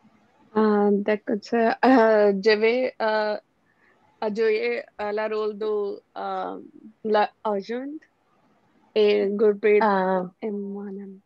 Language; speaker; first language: French; non-native, learner; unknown